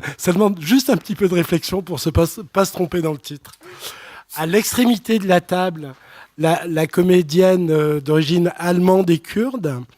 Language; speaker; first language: French; native; French